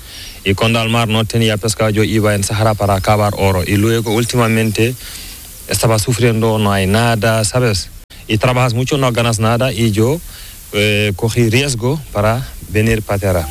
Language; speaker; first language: Spanish; non-native, learner; Fula